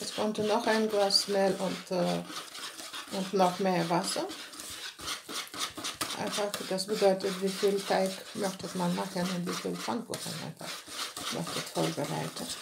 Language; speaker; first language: German; non-native, learner; Bulgarian